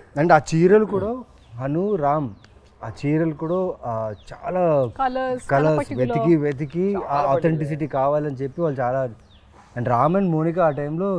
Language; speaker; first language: Telugu; native; Telugu